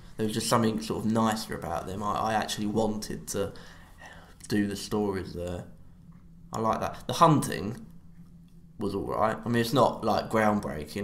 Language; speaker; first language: English; native; English